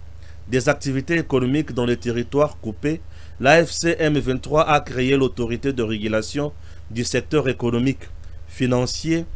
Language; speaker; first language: French; non-native, local second language; Lingala